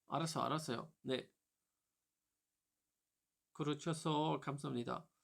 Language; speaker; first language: Korean; non-native, learner; German